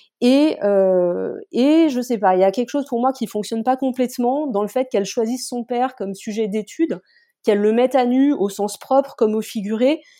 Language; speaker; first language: French; native; French